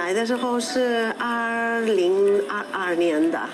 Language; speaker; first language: Chinese; non-native, learner; Spanish